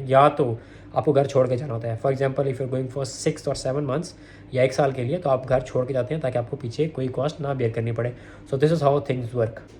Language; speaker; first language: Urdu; non-native, local second language; Punjabi